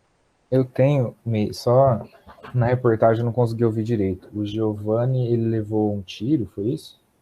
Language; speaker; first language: Portuguese; native; Portuguese